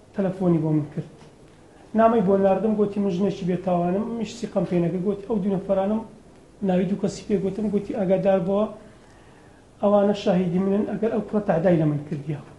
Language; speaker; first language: Central Kurdish; native; Central Kurdish